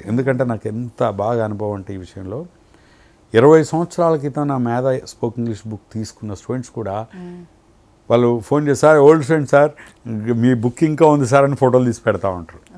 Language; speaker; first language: Telugu; native; Telugu